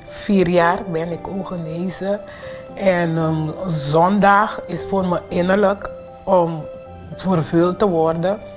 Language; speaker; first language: Dutch; non-native, local second language; Papiamento